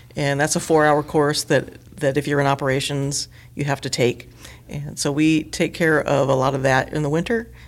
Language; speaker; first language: English; native; English